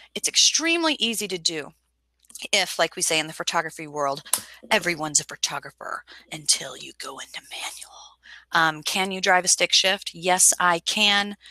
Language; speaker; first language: English; native; English